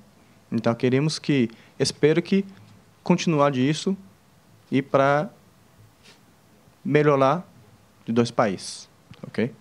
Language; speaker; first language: Portuguese; non-native, fluent; Chinese